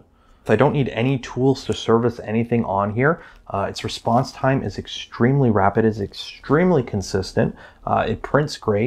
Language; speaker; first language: English; native; English